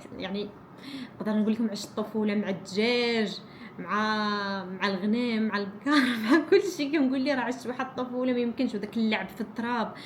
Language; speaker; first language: Arabic; native; Arabic